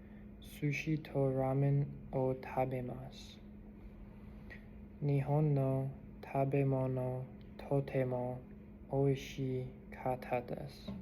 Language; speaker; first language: Japanese; non-native, learner; English